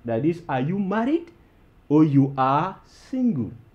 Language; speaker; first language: English; non-native, local second language; Hausa